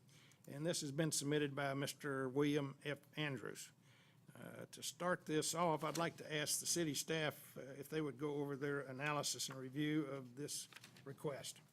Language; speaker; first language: English; native; English